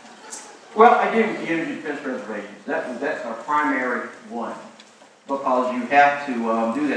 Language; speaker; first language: English; native; English